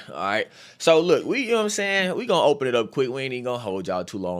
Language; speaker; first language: English; native; English